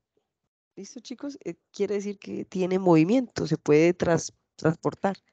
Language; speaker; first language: Spanish; native; Spanish